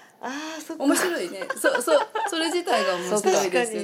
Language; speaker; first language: Japanese; native; Japanese